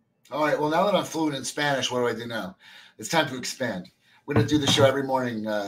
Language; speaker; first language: English; native; English